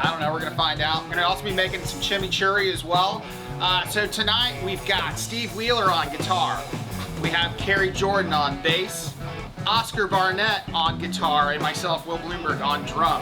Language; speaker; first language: English; native; English